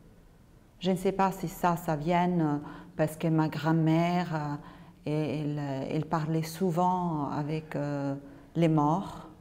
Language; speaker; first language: French; non-native, local second language; Arabic